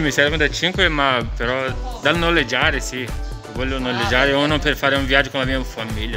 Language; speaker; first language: Italian; non-native, learner; Portuguese